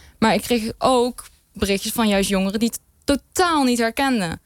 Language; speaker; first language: Dutch; native; Dutch